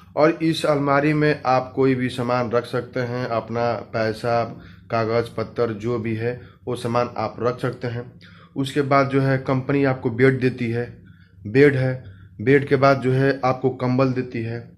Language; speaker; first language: Hindi; native; Hindi